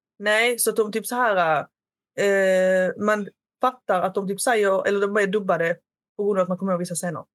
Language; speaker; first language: Swedish; early bilingual, other home language; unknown